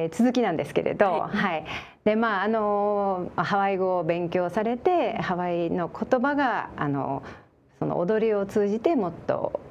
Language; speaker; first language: Japanese; native; Japanese